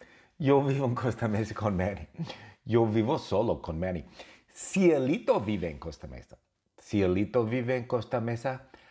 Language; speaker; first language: Spanish; non-native, fluent; English